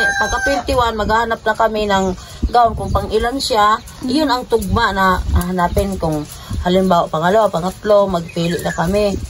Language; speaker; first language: Filipino; non-native, local second language; Waray